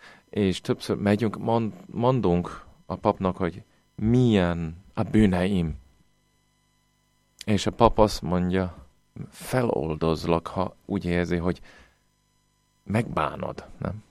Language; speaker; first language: Hungarian; non-native, fluent; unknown